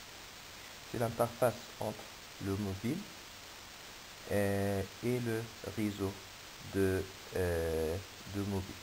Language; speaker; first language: French; non-native, fluent; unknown